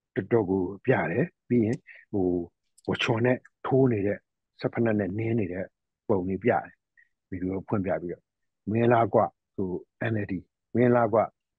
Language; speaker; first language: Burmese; native; Burmese